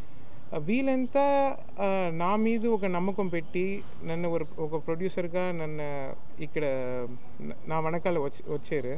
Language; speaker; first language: Telugu; non-native, learner; Tamil